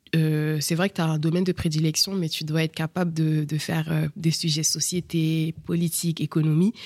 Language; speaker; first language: French; early bilingual, other home language; Bambara